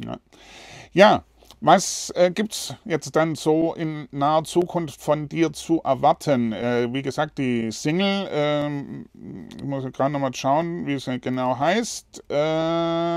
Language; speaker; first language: German; native; German